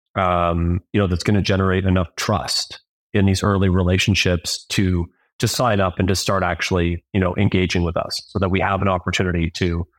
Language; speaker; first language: English; native; English